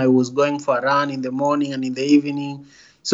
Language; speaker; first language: English; non-native, local second language; Luo (Kenya and Tanzania)